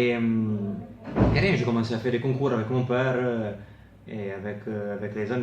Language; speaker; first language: French; non-native, fluent; Italian